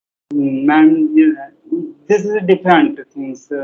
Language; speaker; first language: English; non-native, learner; Hindi